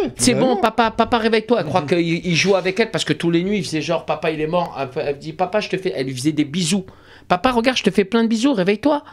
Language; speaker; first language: French; native; French